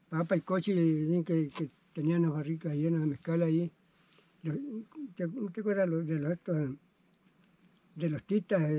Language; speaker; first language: Spanish; native; Spanish